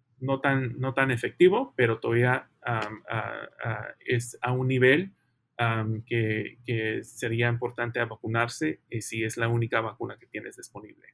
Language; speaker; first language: Spanish; early bilingual, heritage; Spanish